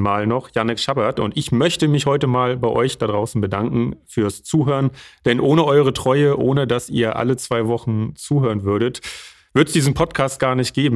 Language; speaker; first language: German; native; German